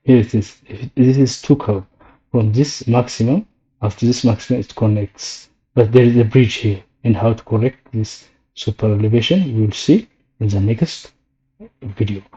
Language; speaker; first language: English; non-native, local second language; Amharic